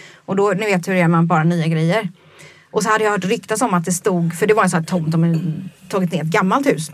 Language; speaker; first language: Swedish; native; Swedish